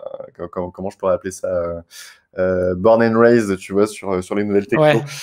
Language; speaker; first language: French; native; French